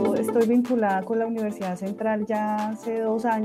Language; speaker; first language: Spanish; native; Spanish